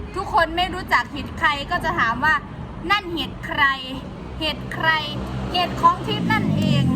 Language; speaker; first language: Thai; non-native, local second language; Northeastern Thai